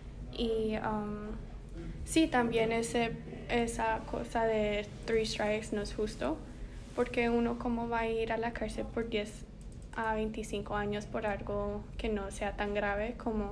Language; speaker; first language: Spanish; early bilingual, heritage; Spanish